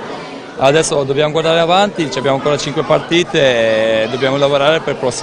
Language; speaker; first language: Italian; non-native, fluent; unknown